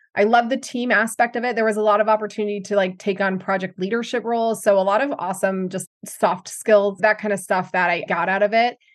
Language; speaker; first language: English; native; English